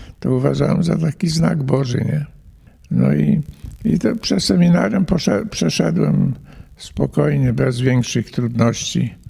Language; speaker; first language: Polish; native; Polish